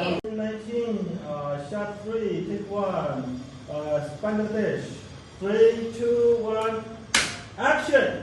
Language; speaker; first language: English; non-native, learner; Bangla